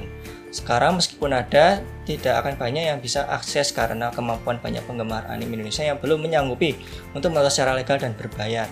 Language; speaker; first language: Indonesian; native; Indonesian